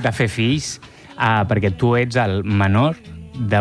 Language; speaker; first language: Catalan; native; Catalan